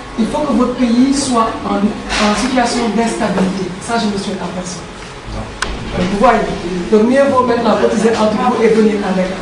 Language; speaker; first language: French; non-native, local second language; Wolof